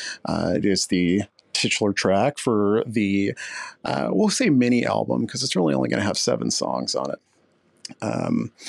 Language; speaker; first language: English; native; English